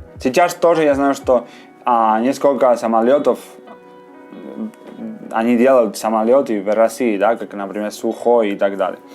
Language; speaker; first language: Russian; non-native, fluent; Spanish